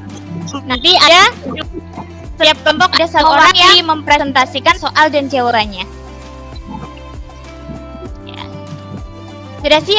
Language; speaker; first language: Indonesian; native; Indonesian